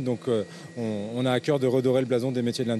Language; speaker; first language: French; native; French